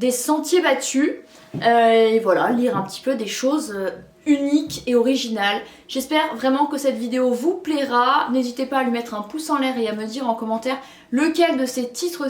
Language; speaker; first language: French; native; French